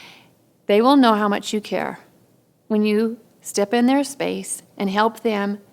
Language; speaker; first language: English; native; English